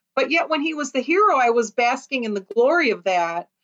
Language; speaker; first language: English; early bilingual, other home language; Lithuanian